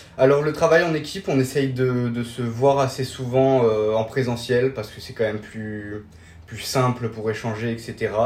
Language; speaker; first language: French; native; French